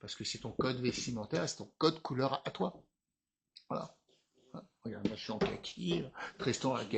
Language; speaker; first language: French; native; French